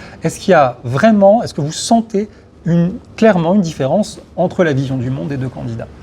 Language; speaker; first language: French; native; French